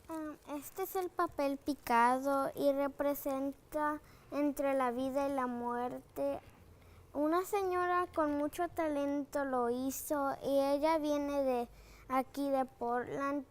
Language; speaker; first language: Spanish; early bilingual, other home language; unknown